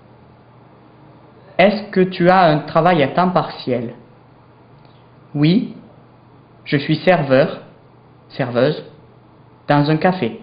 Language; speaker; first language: French; non-native, learner; English